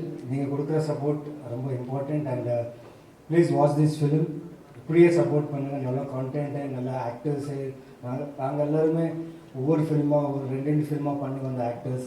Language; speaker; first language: Tamil; non-native, fluent; Telugu